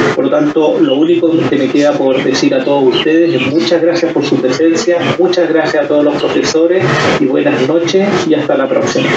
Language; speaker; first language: Spanish; native; Spanish